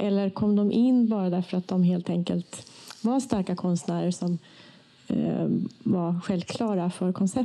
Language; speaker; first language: Swedish; native; Swedish